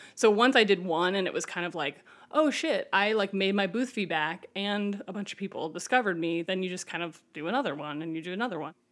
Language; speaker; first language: English; native; English